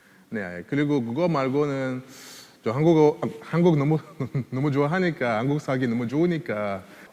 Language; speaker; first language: Korean; non-native, fluent; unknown